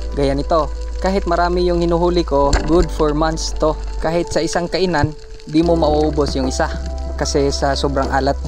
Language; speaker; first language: Filipino; non-native, local second language; Cebuano